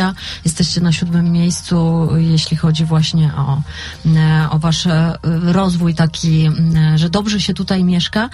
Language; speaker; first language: Polish; native; Polish